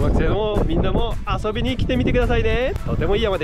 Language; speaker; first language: Japanese; native; Japanese